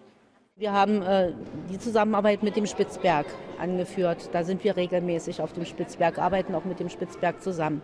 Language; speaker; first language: German; native; German